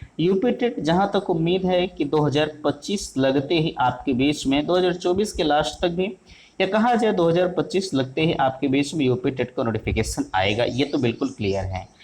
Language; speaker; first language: Hindi; native; Hindi